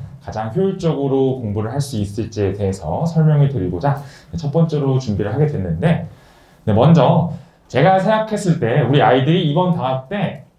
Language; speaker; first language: Korean; native; Korean